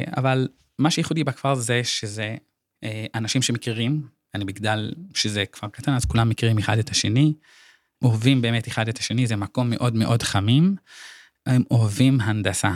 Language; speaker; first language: Hebrew; non-native, local second language; Arabic